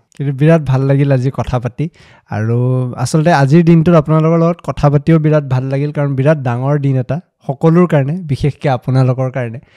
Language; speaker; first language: Assamese; native; Assamese